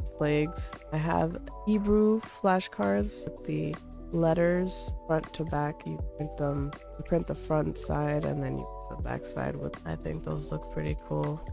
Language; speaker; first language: English; native; English